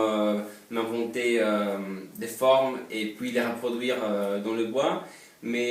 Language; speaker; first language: French; non-native, fluent; Polish